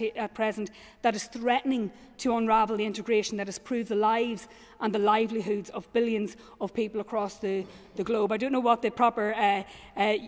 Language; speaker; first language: English; native; English